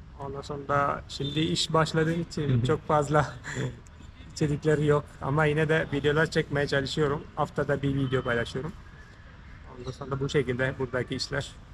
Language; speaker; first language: Turkish; non-native, fluent; Malayalam